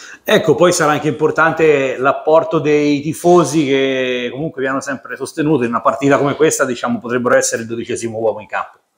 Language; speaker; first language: Italian; native; Italian